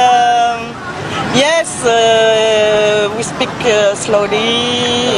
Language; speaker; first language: English; non-native, learner; French